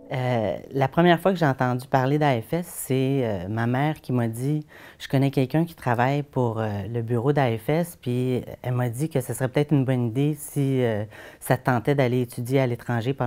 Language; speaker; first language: French; native; French